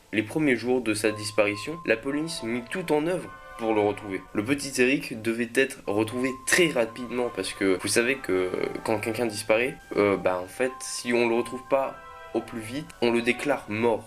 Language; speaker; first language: French; native; French